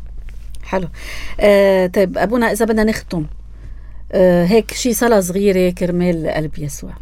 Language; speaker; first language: Arabic; native; Arabic